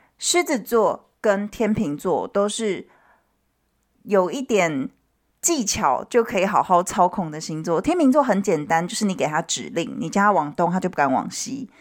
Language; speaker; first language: Chinese; native; Chinese